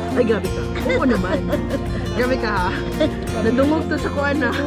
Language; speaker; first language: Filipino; non-native, local second language; Cebuano